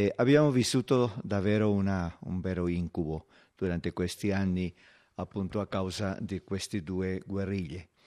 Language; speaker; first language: Italian; non-native, fluent; Spanish